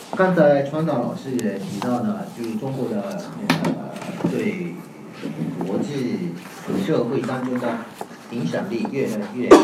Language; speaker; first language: Chinese; non-native, fluent; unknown